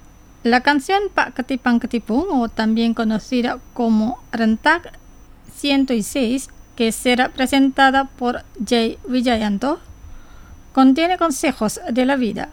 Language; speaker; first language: Spanish; non-native, fluent; Indonesian